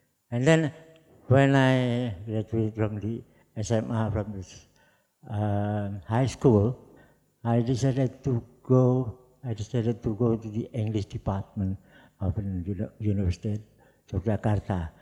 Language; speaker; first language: English; non-native, fluent; Javanese